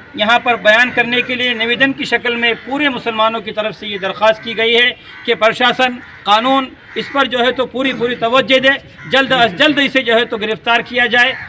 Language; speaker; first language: Urdu; native; Urdu